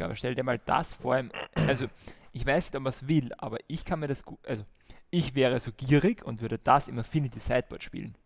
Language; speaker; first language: German; native; German